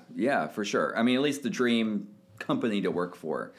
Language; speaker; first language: English; native; English